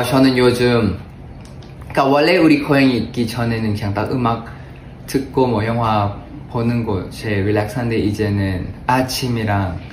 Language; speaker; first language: Korean; non-native, fluent; Thai